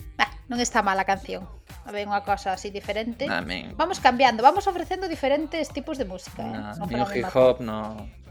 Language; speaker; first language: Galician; non-native, local second language; Spanish